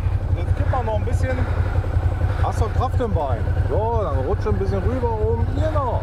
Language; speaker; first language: German; native; German